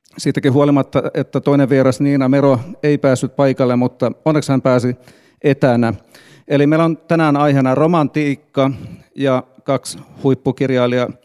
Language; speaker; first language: Finnish; native; Finnish